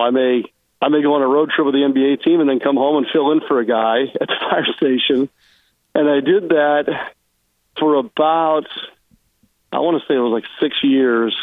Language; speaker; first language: English; native; English